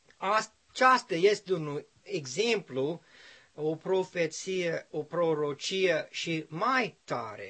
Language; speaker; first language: Romanian; non-native, learner; English